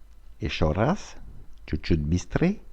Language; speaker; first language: Russian; non-native, fluent; French